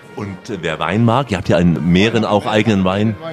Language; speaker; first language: German; native; German